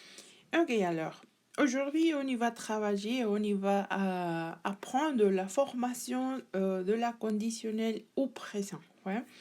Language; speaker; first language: French; non-native, learner; Spanish